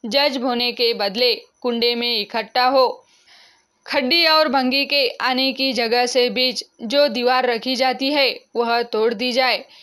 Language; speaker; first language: Hindi; non-native, local second language; Marathi